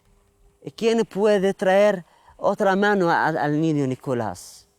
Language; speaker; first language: Spanish; non-native, fluent; Arabic